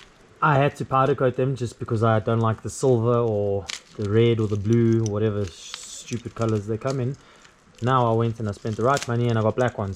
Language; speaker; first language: English; native; English